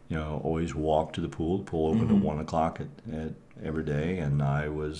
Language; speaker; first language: English; native; English